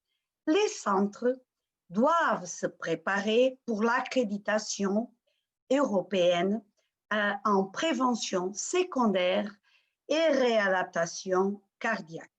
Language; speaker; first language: French; non-native, fluent; Portuguese